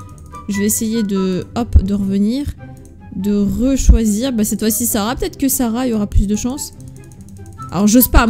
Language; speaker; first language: French; native; French